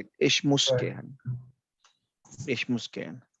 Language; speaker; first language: German; non-native, fluent; Hindi